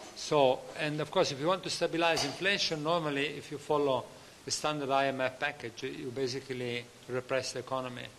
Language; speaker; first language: English; non-native, fluent; Italian